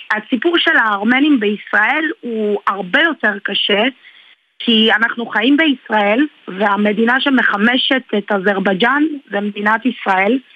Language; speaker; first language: Hebrew; early bilingual, other home language; Armenian